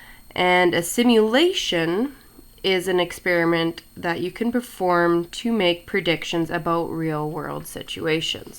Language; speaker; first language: English; native; English